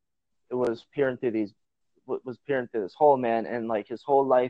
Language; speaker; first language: English; native; English